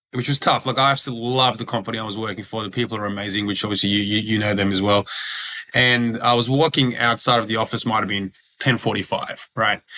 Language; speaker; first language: English; early bilingual, other home language; Croatian